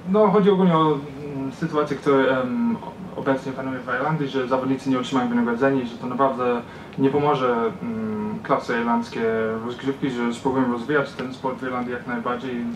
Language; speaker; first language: Polish; early bilingual, heritage; Polish